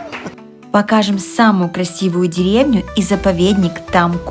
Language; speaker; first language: Russian; native; Russian